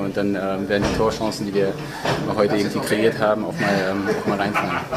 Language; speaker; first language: German; native; German